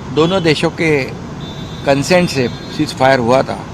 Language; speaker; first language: Hindi; non-native, local second language; Marathi